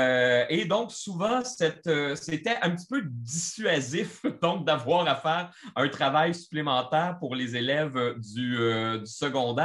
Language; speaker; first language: French; native; French